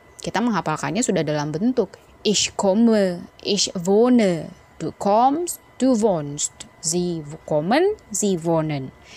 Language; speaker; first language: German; non-native, fluent; Indonesian